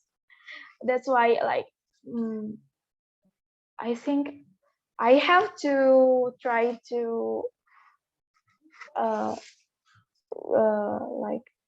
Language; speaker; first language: English; non-native, learner; Indonesian